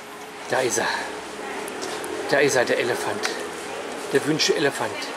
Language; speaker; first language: German; native; German